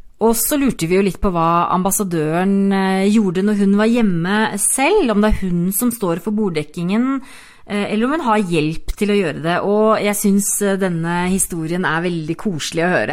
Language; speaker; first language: Norwegian; native; Norwegian